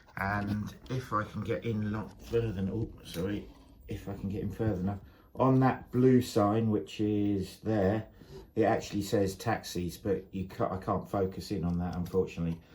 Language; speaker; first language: English; native; English